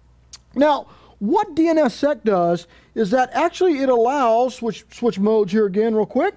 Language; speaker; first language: English; native; English